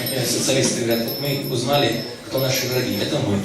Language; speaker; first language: Russian; native; Russian